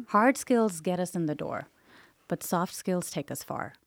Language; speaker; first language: English; non-native, local second language; Urdu